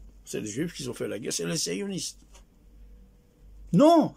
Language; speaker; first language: French; non-native, fluent; Persian